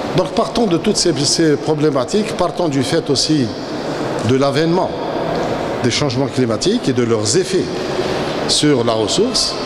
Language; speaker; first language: French; non-native, local second language; Arabic